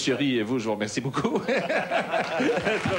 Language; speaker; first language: French; native; French